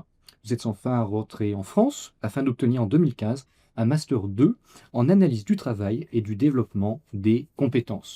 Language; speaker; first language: French; native; French